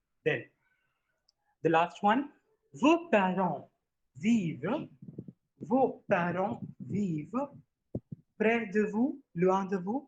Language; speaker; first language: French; non-native, fluent; Hindi